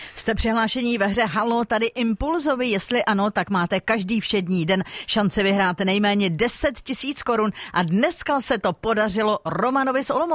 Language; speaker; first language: Czech; native; Czech